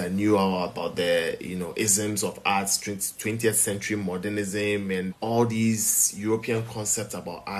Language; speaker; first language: English; non-native, local second language; Ewe